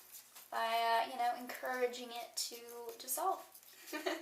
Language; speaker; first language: English; native; English